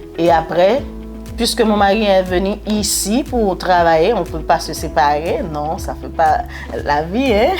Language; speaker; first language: French; non-native, local second language; Haitian Creole